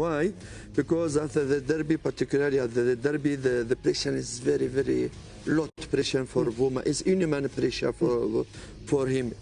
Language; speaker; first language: English; non-native, learner; French